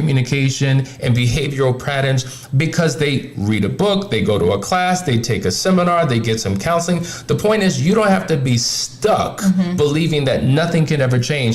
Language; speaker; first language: English; native; English